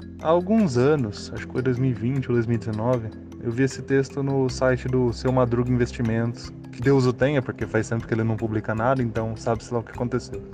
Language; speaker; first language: Portuguese; native; Portuguese